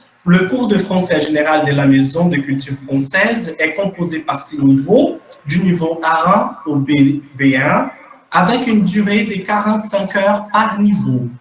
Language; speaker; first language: French; non-native, fluent; Portuguese